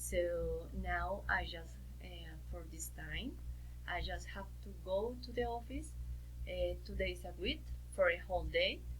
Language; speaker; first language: English; non-native, learner; Spanish